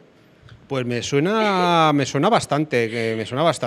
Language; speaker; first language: Spanish; native; Spanish